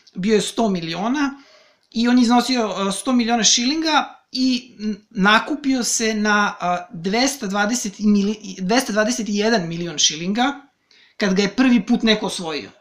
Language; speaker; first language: Serbian; native; Serbian